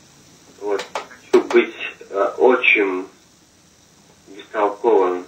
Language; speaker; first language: Russian; non-native, fluent; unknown